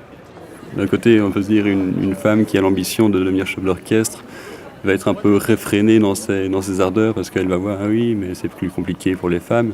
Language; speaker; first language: French; native; French